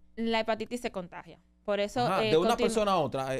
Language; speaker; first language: Spanish; native; Spanish